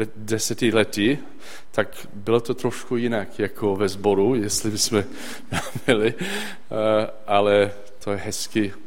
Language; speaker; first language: Czech; non-native, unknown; English